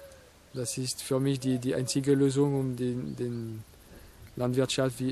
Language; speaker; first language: German; non-native, fluent; French